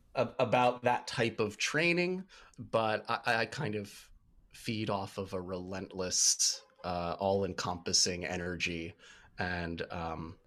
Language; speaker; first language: English; native; English